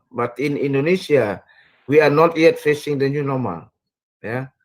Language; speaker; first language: English; non-native, fluent; Indonesian